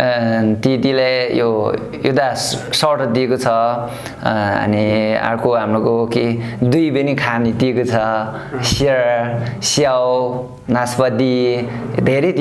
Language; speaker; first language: Nepali; non-native, learner; Chinese